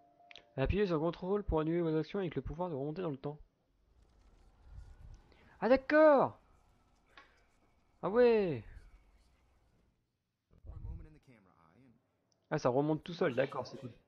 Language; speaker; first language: French; native; French